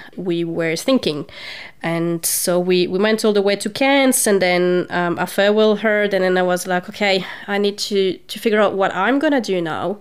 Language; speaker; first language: English; non-native, fluent; French